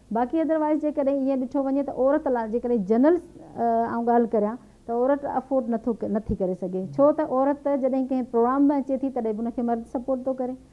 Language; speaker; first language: Sindhi; native; Sindhi